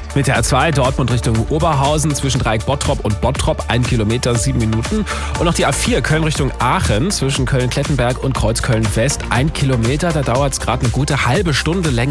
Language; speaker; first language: German; native; German